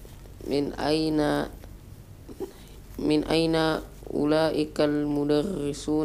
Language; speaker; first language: Arabic; non-native, learner; Indonesian